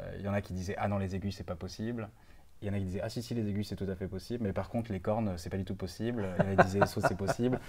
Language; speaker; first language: French; native; French